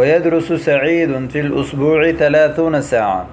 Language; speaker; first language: Arabic; non-native, fluent; Urdu